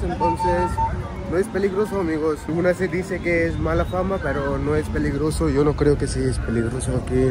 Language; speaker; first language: Spanish; non-native, learner; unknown